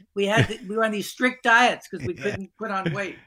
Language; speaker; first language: English; native; English